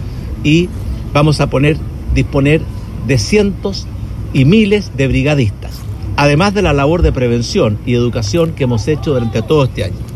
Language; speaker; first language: Spanish; native; Spanish